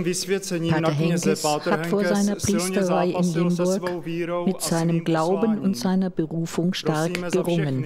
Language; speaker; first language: German; native; German